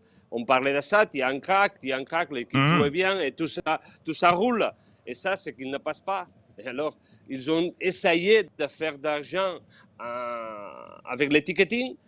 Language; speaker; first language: French; non-native, fluent; Spanish